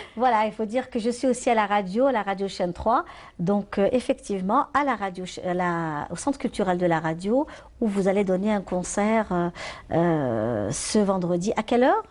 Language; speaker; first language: French; non-native, local second language; Arabic